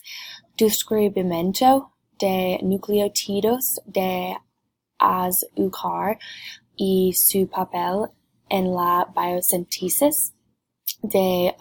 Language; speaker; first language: Spanish; non-native, learner; English